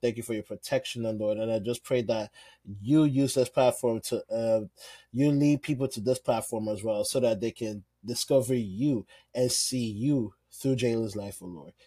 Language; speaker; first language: English; non-native, local second language; Yoruba